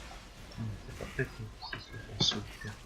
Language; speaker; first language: French; native; French